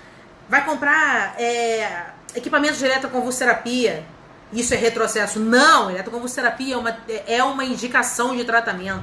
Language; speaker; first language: Portuguese; native; Portuguese